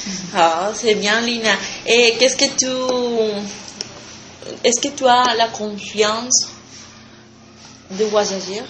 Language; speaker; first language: French; non-native, learner; Spanish